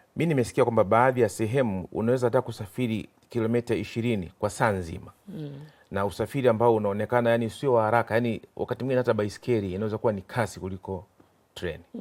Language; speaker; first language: Swahili; native; Swahili